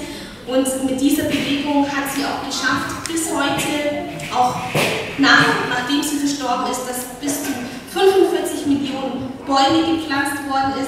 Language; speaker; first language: German; non-native, fluent; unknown